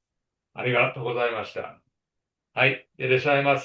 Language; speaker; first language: Japanese; non-native, fluent; English